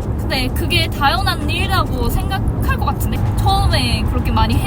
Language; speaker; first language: Korean; non-native, fluent; Japanese